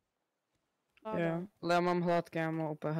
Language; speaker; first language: Czech; native; Czech